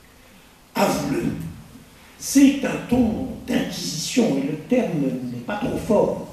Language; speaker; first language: French; native; French